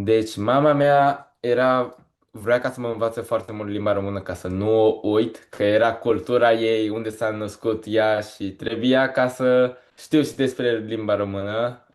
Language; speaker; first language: Romanian; early bilingual, heritage; Romanian